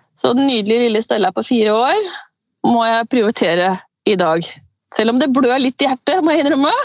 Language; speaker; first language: Norwegian; native; Norwegian